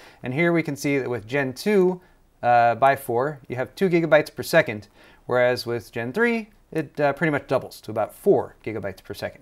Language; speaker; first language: English; native; English